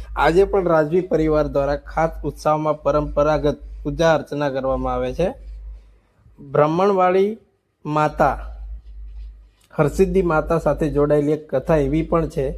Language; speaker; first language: Gujarati; native; Gujarati